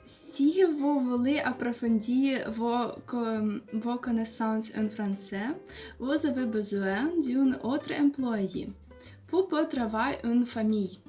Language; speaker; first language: French; non-native, learner; Ukrainian